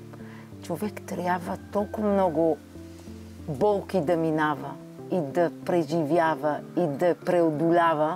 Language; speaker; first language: Bulgarian; non-native, fluent; Hebrew